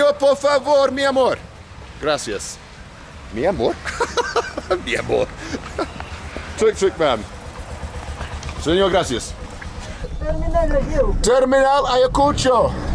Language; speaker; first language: Spanish; non-native, learner; English